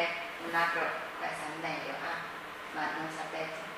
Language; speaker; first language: Italian; non-native, learner; Chinese